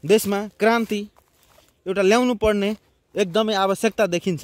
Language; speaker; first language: Nepali; non-native, local second language; Maithili